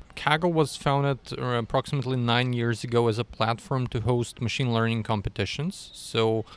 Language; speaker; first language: English; non-native, fluent; Russian